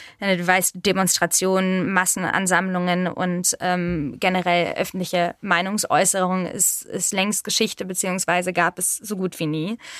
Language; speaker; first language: German; native; German